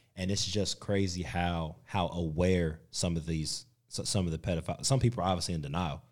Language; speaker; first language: English; native; English